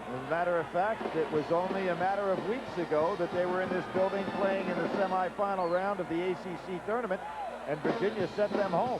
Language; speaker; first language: English; native; English